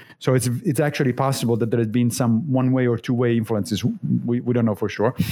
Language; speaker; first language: English; non-native, fluent; Italian